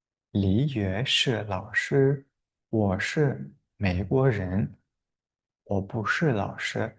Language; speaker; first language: Chinese; non-native, fluent; Uzbek